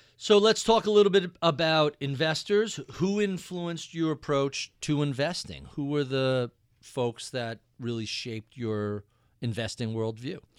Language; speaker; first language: English; native; English